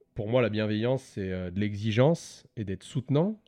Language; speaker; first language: French; native; French